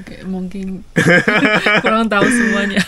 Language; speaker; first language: Indonesian; non-native, fluent; Chinese